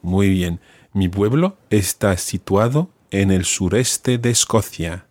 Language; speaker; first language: Spanish; non-native, fluent; English